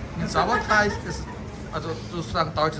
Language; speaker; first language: German; non-native, fluent; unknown